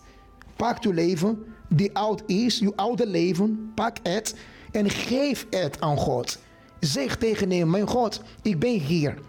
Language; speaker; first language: Dutch; non-native, fluent; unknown